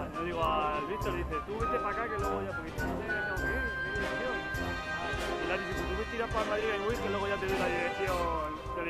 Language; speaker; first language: Spanish; native; Spanish